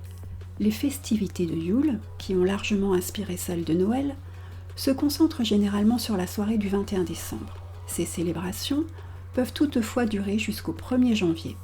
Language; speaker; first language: French; native; French